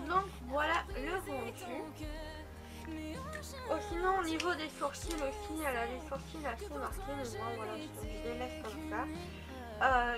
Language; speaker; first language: French; native; French